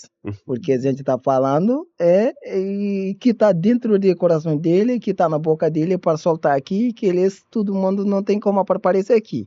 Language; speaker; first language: Portuguese; non-native, learner; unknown